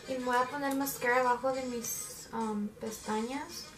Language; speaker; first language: Spanish; early bilingual, heritage; Spanish